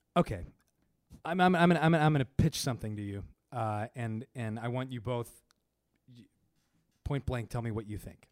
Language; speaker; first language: English; native; English